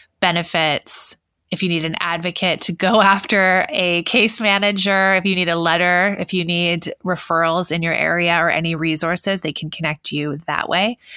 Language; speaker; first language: English; native; English